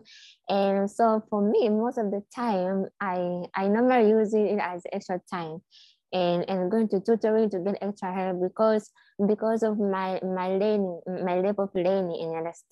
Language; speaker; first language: English; non-native, local second language; Swahili